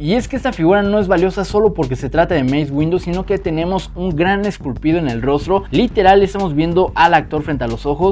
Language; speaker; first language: Spanish; native; Spanish